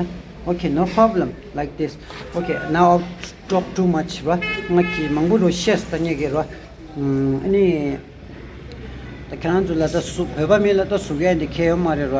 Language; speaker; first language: English; non-native, learner; Tibetan